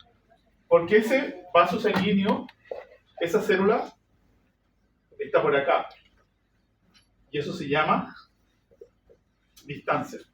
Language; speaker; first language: Spanish; native; Spanish